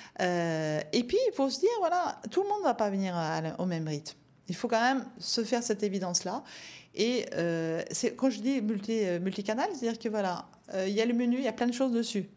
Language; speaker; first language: French; non-native, fluent; Norwegian